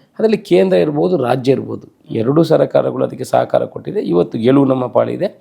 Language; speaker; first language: Kannada; non-native, local second language; Tulu